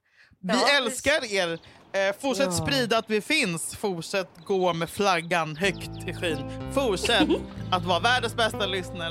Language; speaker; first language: Swedish; native; Swedish